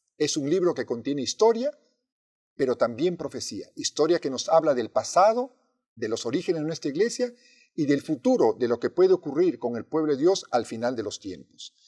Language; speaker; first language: Spanish; native; Spanish